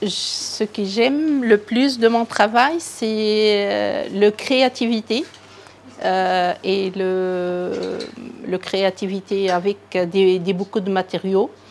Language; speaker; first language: French; non-native, local second language; Arabic